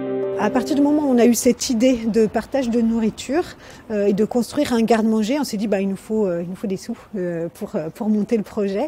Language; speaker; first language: French; native; French